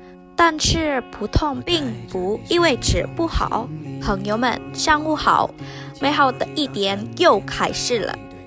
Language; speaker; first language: Chinese; non-native, learner; Indonesian